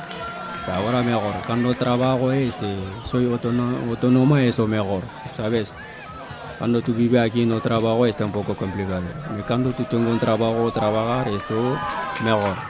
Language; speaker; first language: Spanish; non-native, learner; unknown